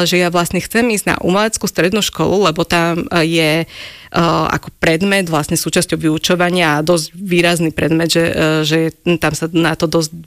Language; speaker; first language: Slovak; native; Slovak